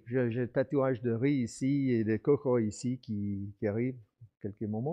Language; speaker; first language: French; non-native, fluent; English